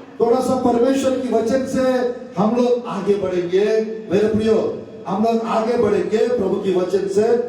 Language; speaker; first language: Hindi; non-native, local second language; Telugu